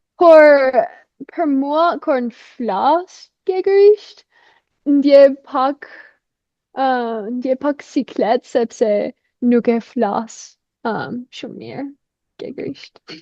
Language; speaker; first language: Albanian; non-native, fluent; English